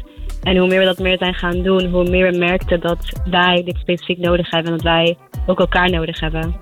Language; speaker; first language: Dutch; early bilingual, other home language; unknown